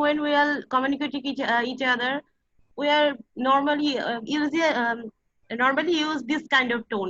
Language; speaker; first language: English; non-native, learner; Bangla